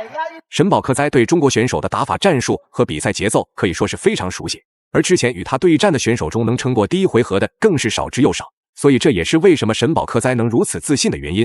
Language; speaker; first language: Chinese; native; Chinese